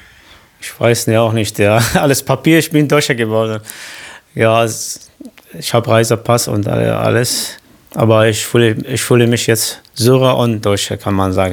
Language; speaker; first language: German; non-native, learner; Arabic